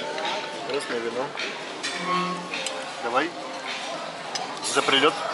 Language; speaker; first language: Russian; native; Russian